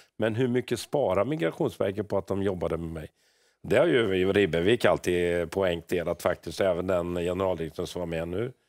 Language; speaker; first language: Swedish; native; Swedish